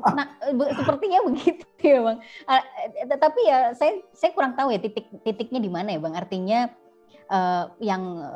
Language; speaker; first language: Indonesian; native; Indonesian